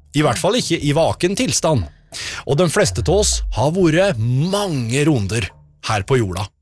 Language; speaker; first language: Norwegian; native; Norwegian